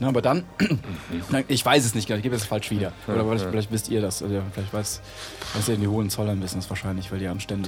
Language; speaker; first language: German; native; German